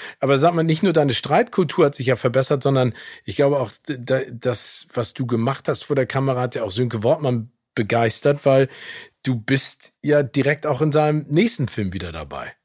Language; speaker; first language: German; native; German